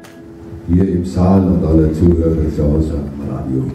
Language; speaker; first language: German; non-native, fluent; Dutch